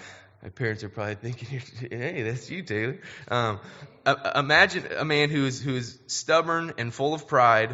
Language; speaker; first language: English; native; English